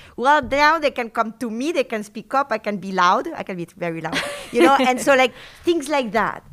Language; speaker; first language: English; non-native, fluent; Spanish